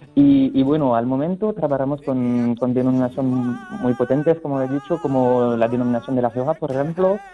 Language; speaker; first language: Spanish; non-native, fluent; French